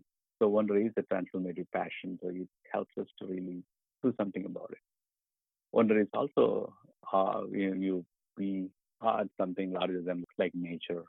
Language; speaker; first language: English; non-native, local second language; Tamil